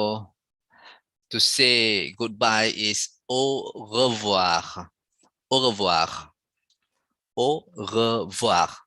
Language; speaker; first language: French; non-native, fluent; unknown